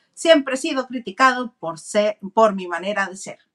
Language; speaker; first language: Spanish; native; Spanish